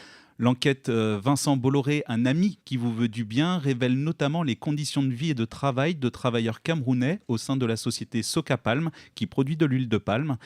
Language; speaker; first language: French; native; French